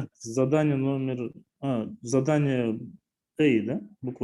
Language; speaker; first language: Russian; non-native, local second language; Kyrgyz